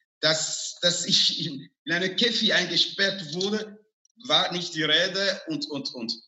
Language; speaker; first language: German; non-native, fluent; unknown